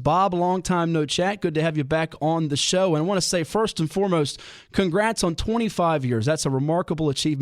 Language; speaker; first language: English; native; English